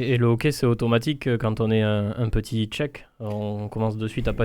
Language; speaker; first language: French; native; French